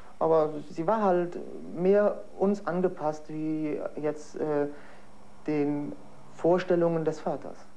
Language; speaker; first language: German; native; German